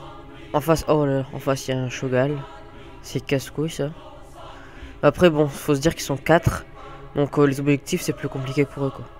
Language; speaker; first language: French; native; French